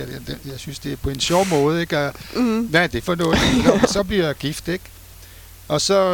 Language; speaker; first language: Danish; non-native, fluent; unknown